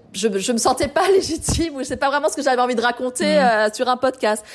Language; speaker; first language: French; native; French